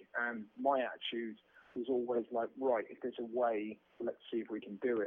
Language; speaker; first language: English; native; English